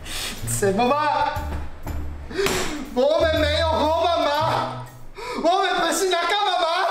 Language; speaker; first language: Chinese; non-native, fluent; Japanese